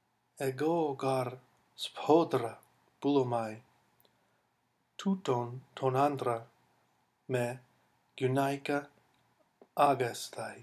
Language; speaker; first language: Greek; non-native, fluent; English